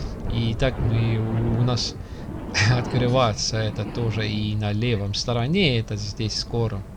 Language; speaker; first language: Russian; non-native, local second language; Estonian